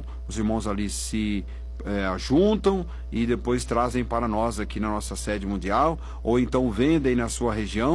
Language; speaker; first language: Portuguese; native; Portuguese